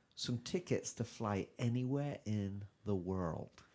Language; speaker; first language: English; native; English